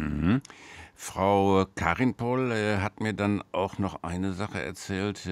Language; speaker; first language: German; native; German